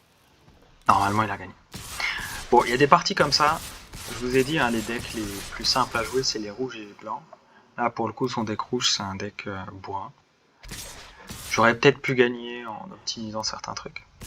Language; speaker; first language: French; native; French